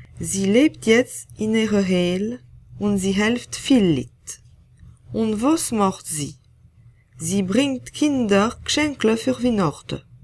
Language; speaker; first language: German; non-native, fluent; French